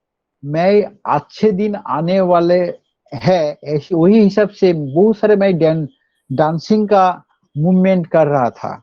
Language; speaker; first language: Hindi; non-native, local second language; Bangla